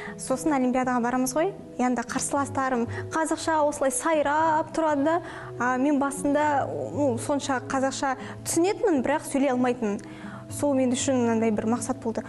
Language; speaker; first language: Kazakh; non-native, local second language; Russian